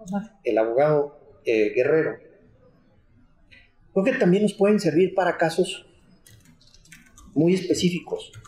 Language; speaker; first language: Spanish; native; Spanish